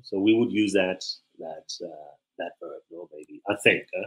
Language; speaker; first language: English; non-native, fluent; Spanish